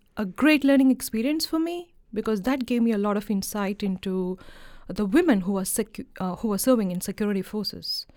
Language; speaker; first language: English; non-native, local second language; Malayalam